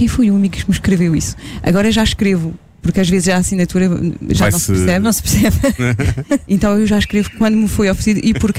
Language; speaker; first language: Portuguese; non-native, fluent; French